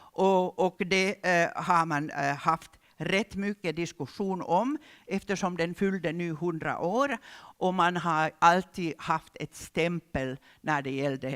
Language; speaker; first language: Swedish; non-native, local second language; Finnish